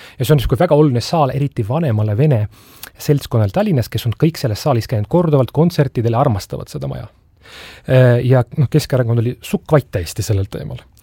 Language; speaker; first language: Estonian; non-native, local second language; Russian